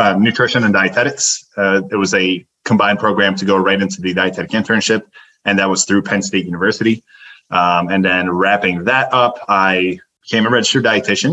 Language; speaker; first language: English; early bilingual, other home language; Turkish